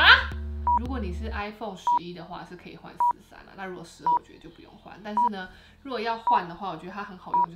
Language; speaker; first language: Chinese; native; Chinese